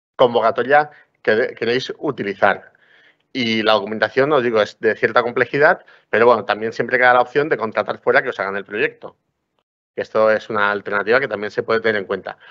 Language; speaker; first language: Spanish; non-native, local second language; Catalan